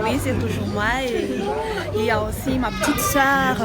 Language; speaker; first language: French; non-native, local second language; Malagasy